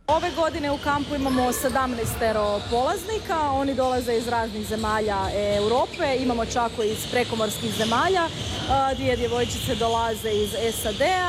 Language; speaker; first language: Serbian; native; Serbian